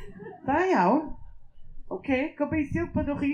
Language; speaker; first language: Welsh; native; Welsh